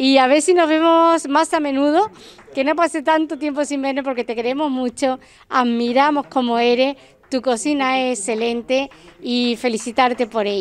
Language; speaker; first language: Spanish; native; Spanish